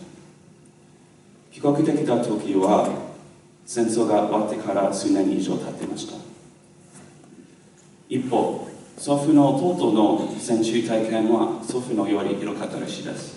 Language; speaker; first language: Japanese; non-native, learner; English